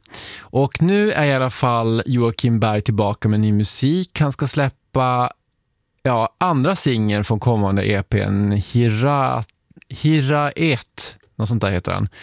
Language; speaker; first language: Swedish; native; Swedish